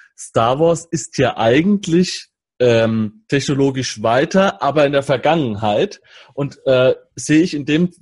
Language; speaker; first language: German; native; German